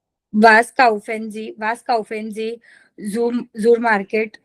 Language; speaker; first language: German; non-native, learner; Gujarati